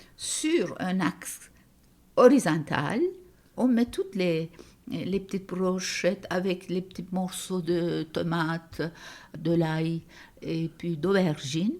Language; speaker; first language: French; non-native, fluent; Turkish